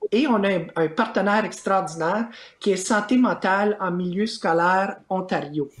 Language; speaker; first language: French; native; French